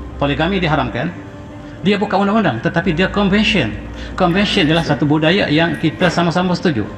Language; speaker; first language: Malay; native; Malay